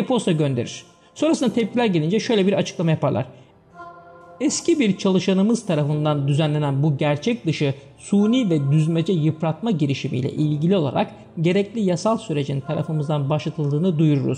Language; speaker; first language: Turkish; native; Turkish